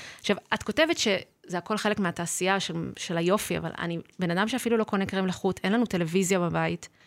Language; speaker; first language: Hebrew; native; Hebrew